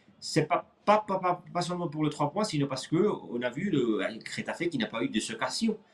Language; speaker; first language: French; non-native, fluent; Spanish